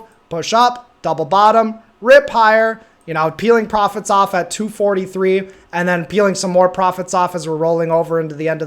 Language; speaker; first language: English; native; English